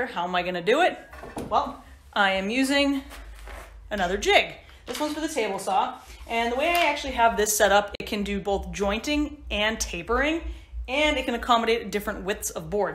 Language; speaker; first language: English; native; English